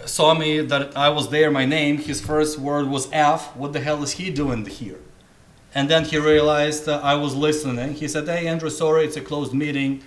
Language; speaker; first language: English; non-native, fluent; Russian